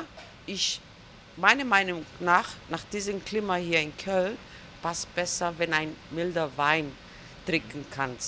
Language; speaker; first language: German; non-native, fluent; Greek